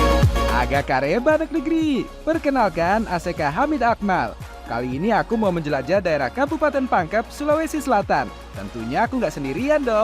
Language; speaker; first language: Indonesian; native; Indonesian